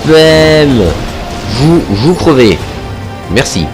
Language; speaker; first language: French; native; French